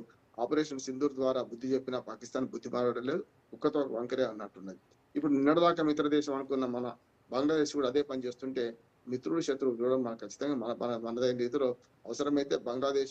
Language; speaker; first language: Telugu; native; Telugu